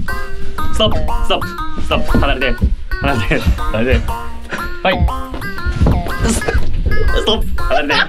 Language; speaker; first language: Japanese; native; Japanese